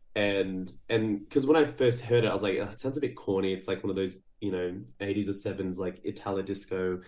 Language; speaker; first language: English; early bilingual, other home language; Portuguese